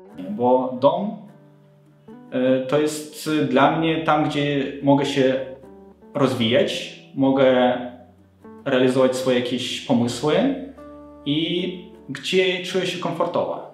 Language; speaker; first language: Polish; non-native, fluent; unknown